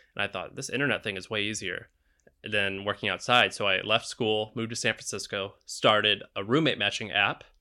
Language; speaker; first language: English; native; English